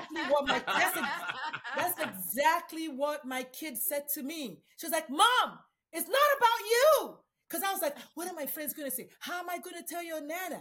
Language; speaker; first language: English; non-native, local second language; Igbo